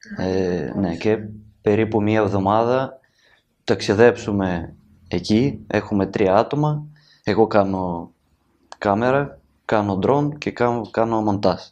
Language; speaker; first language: Greek; non-native, learner; Ukrainian